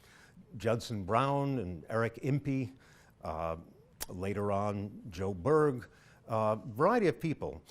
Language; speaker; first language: English; native; English